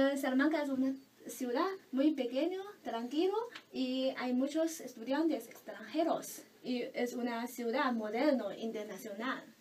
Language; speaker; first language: Spanish; non-native, learner; Chinese